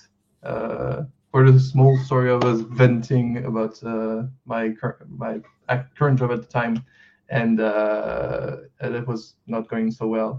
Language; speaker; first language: English; non-native, fluent; French